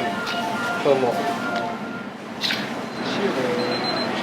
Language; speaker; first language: Japanese; native; Japanese